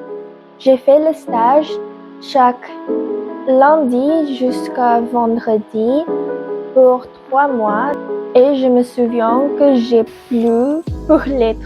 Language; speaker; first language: French; non-native, learner; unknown